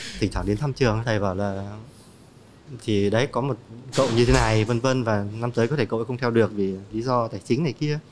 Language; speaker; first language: Vietnamese; native; Vietnamese